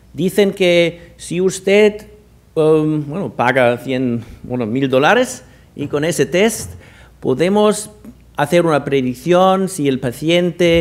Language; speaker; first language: Spanish; non-native, fluent; German